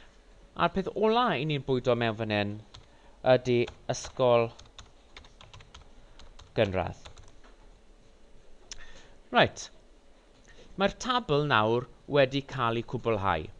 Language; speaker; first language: Welsh; non-native, local second language; English